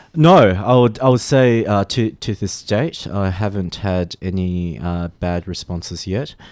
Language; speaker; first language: English; native; English